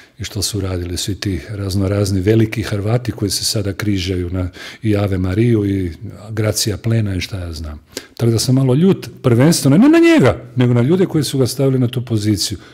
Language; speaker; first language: Croatian; native; Croatian